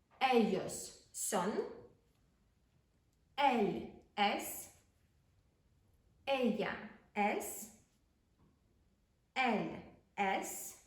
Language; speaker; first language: Spanish; non-native, fluent; Ukrainian